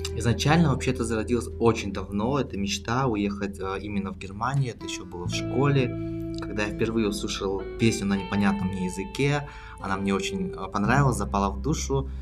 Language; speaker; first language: Russian; native; Russian